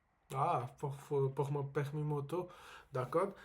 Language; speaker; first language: French; non-native, learner; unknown